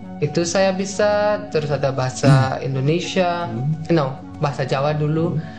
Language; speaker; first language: Indonesian; non-native, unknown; Javanese